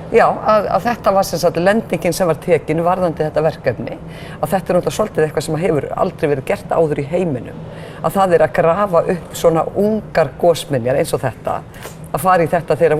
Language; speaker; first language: Icelandic; native; Icelandic